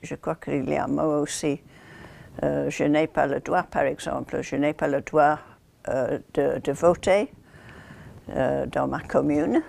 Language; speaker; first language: French; non-native, fluent; English